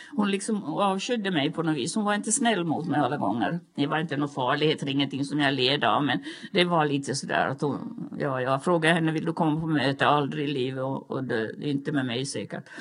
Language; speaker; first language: Swedish; native; Swedish